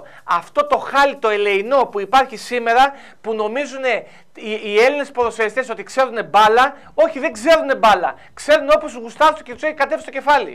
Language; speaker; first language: Greek; native; Greek